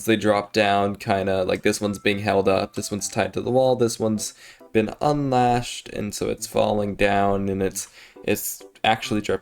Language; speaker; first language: English; native; English